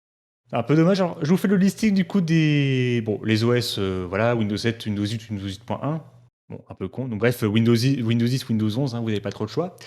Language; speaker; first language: French; native; French